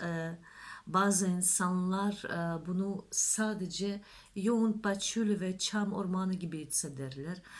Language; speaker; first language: Turkish; non-native, learner; Russian